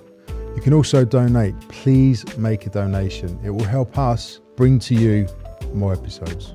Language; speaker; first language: English; native; English